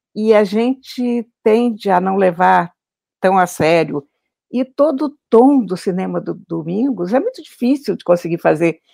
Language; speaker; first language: Portuguese; native; Portuguese